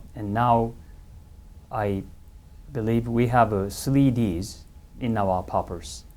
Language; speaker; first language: English; non-native, fluent; Japanese